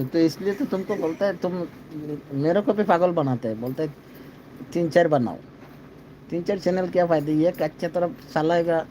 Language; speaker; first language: Hindi; non-native, learner; Bangla